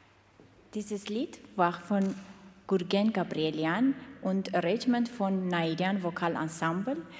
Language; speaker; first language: German; non-native, fluent; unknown